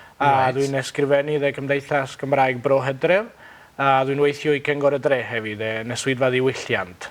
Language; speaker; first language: Welsh; non-native, fluent; Spanish